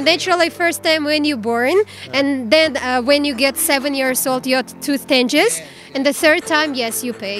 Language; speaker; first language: English; non-native, learner; Kazakh